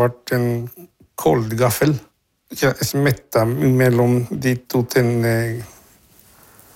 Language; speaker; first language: Norwegian; non-native, fluent; Spanish